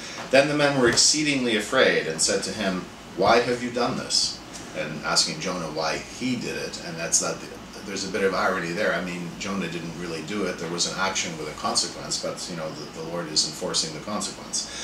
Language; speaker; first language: English; native; English